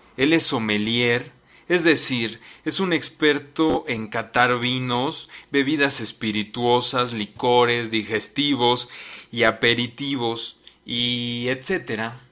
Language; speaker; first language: Spanish; native; Spanish